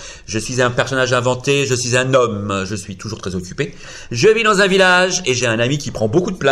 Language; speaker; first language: French; native; French